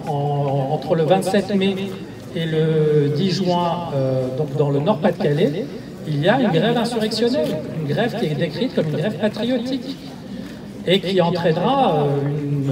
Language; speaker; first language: French; native; French